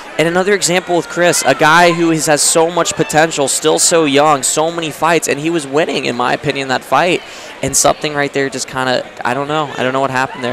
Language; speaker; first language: English; native; English